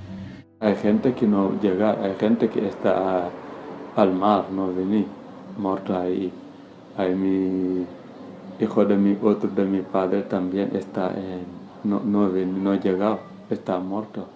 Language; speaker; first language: Spanish; non-native, learner; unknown